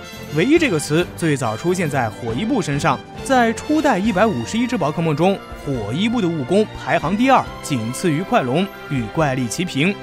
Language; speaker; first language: Chinese; native; Chinese